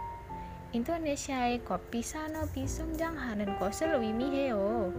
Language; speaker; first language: Korean; non-native, learner; Indonesian